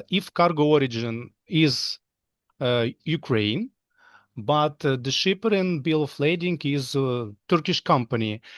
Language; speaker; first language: English; non-native, fluent; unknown